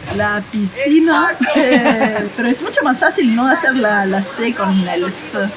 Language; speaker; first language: Spanish; non-native, fluent; French